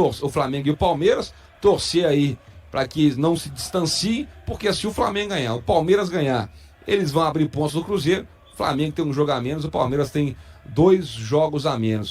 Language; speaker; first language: Portuguese; native; Portuguese